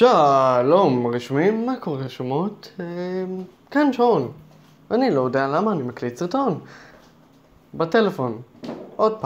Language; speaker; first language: Hebrew; native; Hebrew